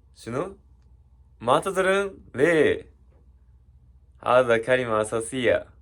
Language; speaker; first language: Arabic; non-native, learner; Japanese